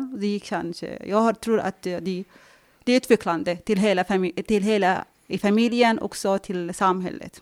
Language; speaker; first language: Swedish; non-native, fluent; Arabic